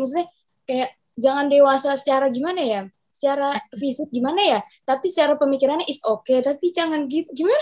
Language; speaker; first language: Indonesian; native; Indonesian